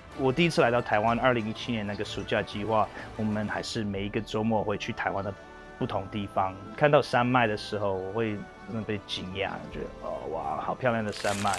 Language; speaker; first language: Chinese; non-native, fluent; English